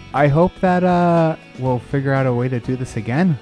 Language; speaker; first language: English; native; English